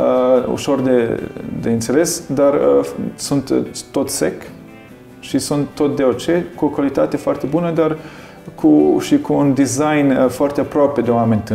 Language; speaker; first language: Romanian; non-native, learner; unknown